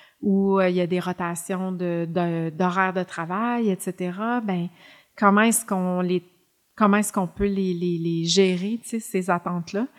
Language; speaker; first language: French; native; French